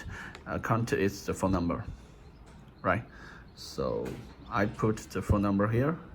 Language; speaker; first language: English; non-native, learner; Chinese